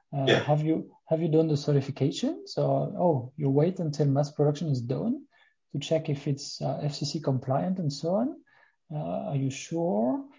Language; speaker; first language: English; non-native, fluent; French